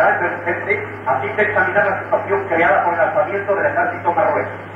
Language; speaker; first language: French; non-native, fluent; Spanish